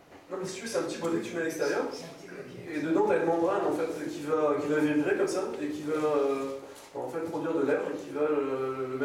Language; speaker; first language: French; native; French